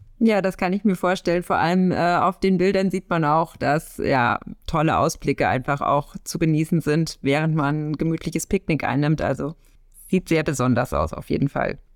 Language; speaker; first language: German; native; German